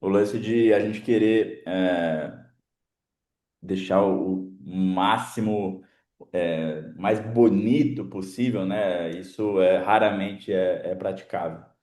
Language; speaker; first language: Portuguese; native; Portuguese